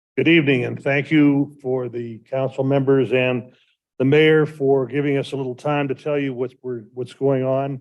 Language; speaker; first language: English; native; English